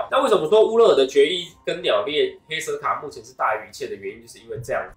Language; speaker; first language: Chinese; native; Chinese